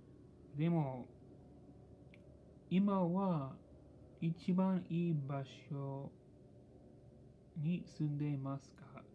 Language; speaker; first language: Japanese; non-native, learner; English